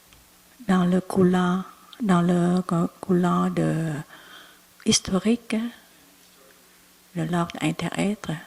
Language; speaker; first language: French; non-native, learner; Vietnamese